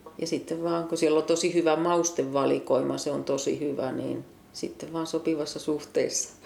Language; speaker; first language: Finnish; native; Finnish